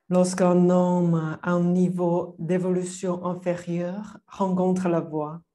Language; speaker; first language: French; non-native, fluent; Chinese